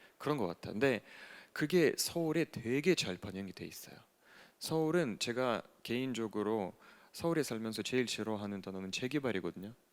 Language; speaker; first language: Korean; non-native, fluent; Russian